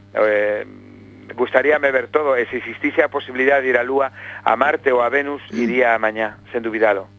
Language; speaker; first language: Galician; native; Galician